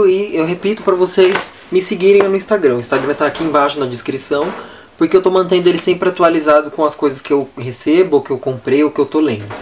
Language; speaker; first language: Portuguese; native; Portuguese